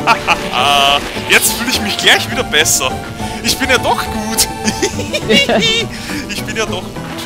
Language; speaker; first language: German; native; German